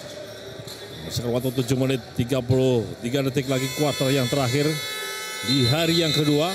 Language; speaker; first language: Indonesian; native; Indonesian